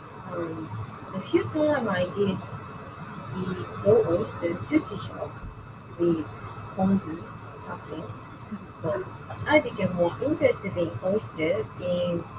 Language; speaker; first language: English; non-native, learner; Japanese